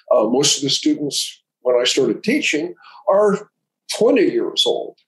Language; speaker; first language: English; native; English